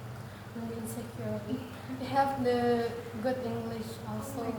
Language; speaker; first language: English; non-native, learner; Indonesian